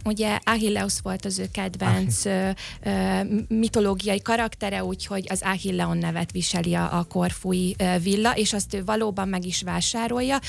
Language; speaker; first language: Hungarian; native; Hungarian